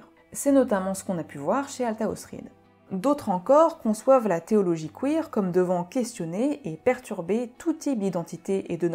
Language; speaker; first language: French; native; French